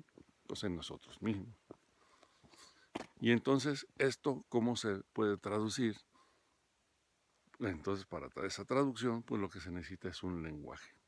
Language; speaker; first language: Spanish; native; Spanish